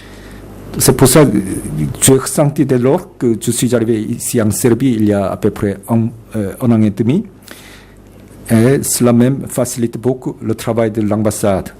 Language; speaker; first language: French; non-native, fluent; Korean